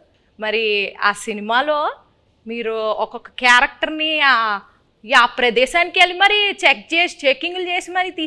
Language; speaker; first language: Telugu; native; Telugu